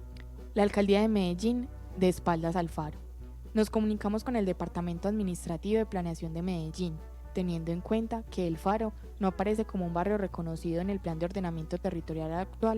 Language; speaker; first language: Spanish; native; Spanish